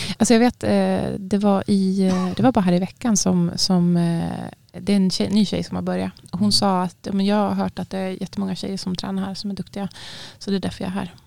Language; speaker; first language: Swedish; native; Swedish